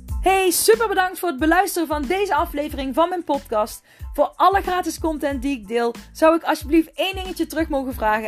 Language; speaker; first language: Dutch; native; Dutch